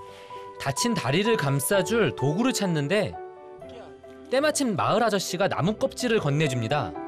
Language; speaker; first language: Korean; native; Korean